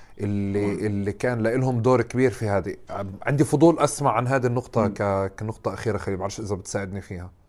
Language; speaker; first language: Arabic; native; Arabic